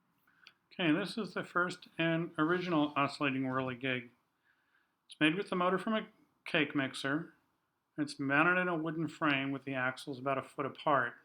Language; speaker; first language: English; native; English